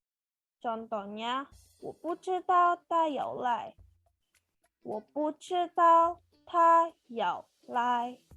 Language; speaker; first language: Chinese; non-native, learner; Indonesian